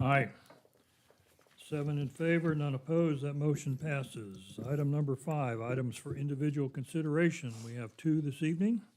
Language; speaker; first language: English; native; English